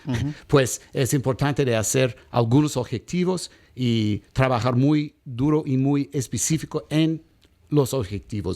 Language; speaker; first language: Spanish; non-native, learner; English